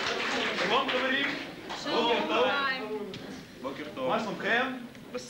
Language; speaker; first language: Hebrew; non-native, learner; Russian